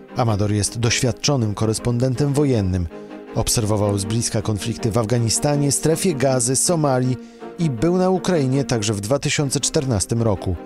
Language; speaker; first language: Polish; native; Polish